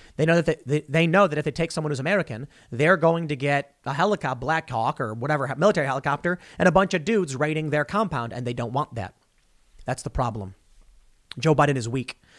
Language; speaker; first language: English; native; English